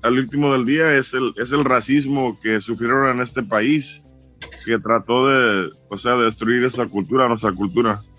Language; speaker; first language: Spanish; early bilingual, heritage; Spanish